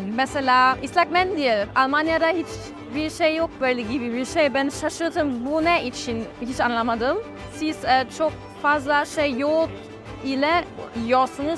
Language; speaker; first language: Turkish; non-native, learner; German